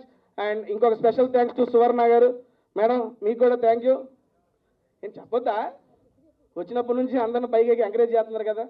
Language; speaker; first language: Telugu; native; Telugu